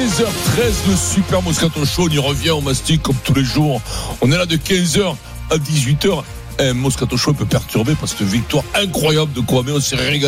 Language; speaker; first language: French; native; French